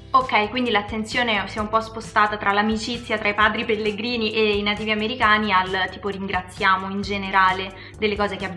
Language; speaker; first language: Italian; native; Italian